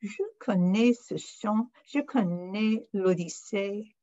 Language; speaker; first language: French; non-native, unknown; English